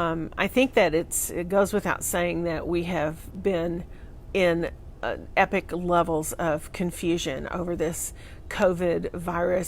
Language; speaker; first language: English; native; English